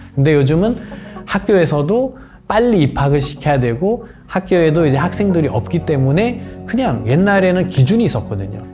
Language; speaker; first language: Korean; non-native, fluent; Nepali